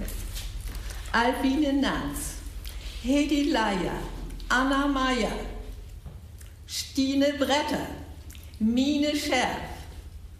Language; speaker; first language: German; native; German